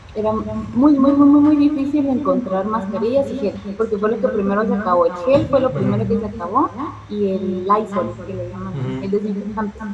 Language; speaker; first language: Spanish; native; Spanish